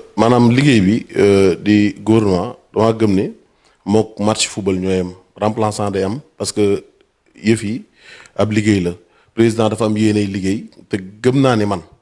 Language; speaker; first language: Wolof; native; Wolof